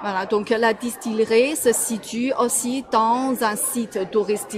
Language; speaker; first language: French; non-native, fluent; Chinese